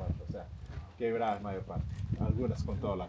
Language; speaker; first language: Spanish; native; Spanish